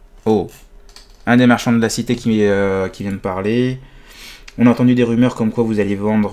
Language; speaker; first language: French; native; French